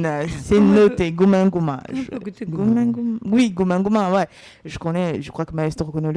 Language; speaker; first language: French; native; French